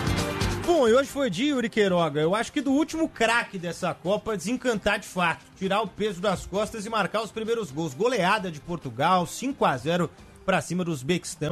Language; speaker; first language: Portuguese; native; Portuguese